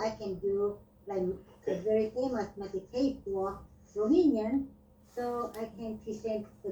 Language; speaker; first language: English; non-native, learner; Vietnamese